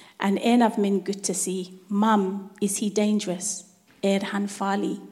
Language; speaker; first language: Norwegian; non-native, learner; English